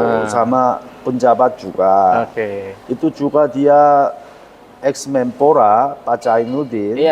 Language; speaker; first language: Indonesian; non-native, learner; Korean